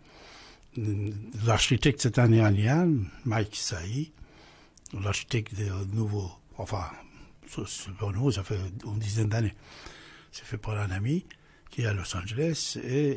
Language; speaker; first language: French; non-native, fluent; Persian